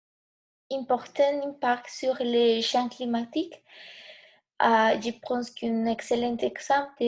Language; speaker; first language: French; non-native, learner; Spanish